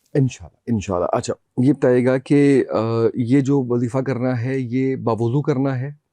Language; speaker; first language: Urdu; native; Urdu